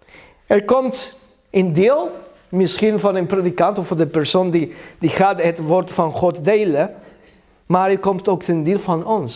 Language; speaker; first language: Dutch; non-native, learner; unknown